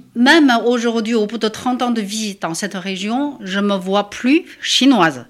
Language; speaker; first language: French; non-native, fluent; Chinese